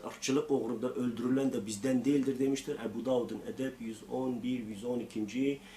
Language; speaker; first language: Turkish; non-native, local second language; Kurdish